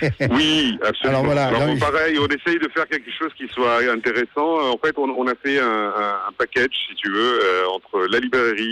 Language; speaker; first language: French; native; French